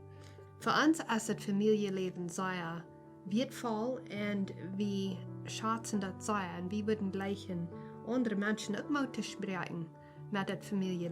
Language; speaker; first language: German; non-native, learner; Plautdietsch